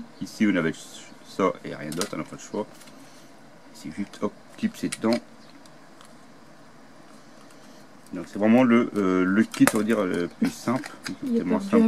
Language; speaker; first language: French; native; French